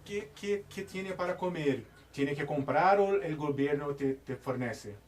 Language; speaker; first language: Spanish; non-native, fluent; Portuguese